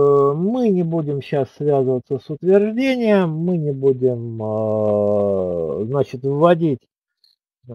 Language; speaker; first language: Russian; native; Russian